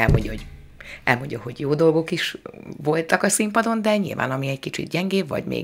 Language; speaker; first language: Hungarian; native; Hungarian